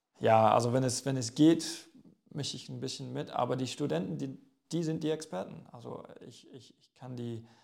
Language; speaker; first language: German; non-native, fluent; English